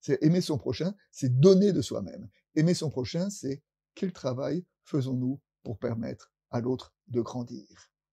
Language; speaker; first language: French; native; French